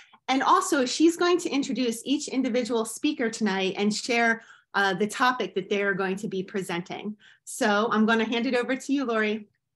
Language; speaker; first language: English; native; English